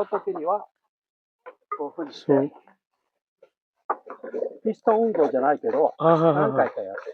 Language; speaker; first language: Japanese; native; Japanese